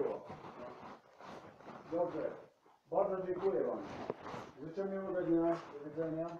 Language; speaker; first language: Polish; non-native, learner; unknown